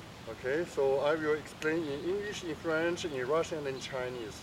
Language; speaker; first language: English; non-native, learner; Chinese